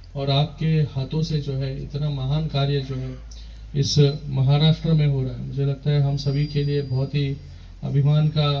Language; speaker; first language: Hindi; non-native, local second language; Marathi